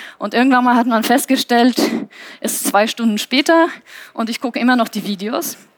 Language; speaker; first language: German; non-native, fluent; Polish